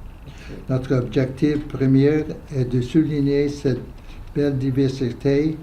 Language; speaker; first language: French; non-native, fluent; English